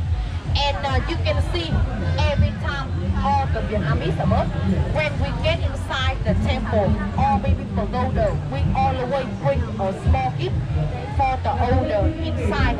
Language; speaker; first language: English; non-native, learner; Vietnamese